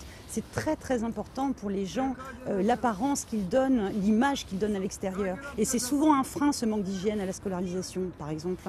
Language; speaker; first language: French; native; French